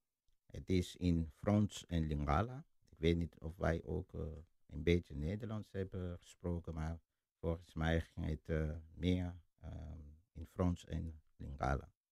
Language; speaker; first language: Dutch; non-native, fluent; Lingala